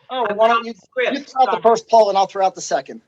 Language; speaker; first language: English; native; English